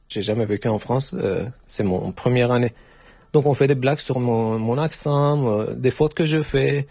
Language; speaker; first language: French; non-native, fluent; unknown